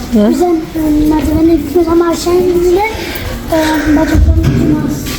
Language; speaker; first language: Turkish; early bilingual, heritage; Turkish